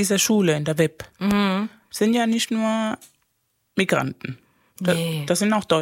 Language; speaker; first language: German; non-native, fluent; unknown